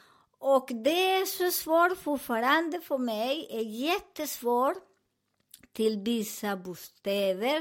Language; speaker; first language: Swedish; non-native, learner; Spanish